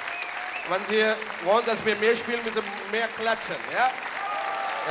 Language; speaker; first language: German; non-native, learner; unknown